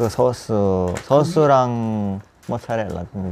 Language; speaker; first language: Korean; non-native, learner; Italian